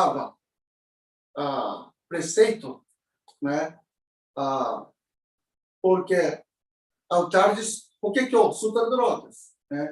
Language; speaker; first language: Portuguese; non-native, learner; Japanese